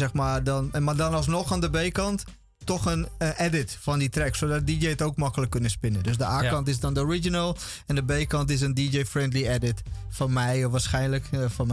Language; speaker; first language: Dutch; native; Dutch